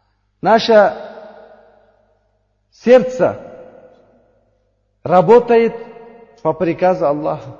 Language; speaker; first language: Russian; non-native, learner; Uzbek